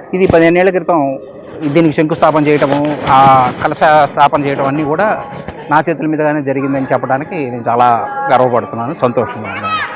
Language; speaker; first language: Telugu; native; Telugu